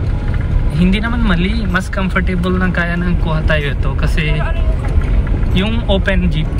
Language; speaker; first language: Filipino; non-native, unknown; Hindi